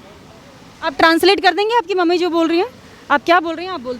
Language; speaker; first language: Hindi; native; Hindi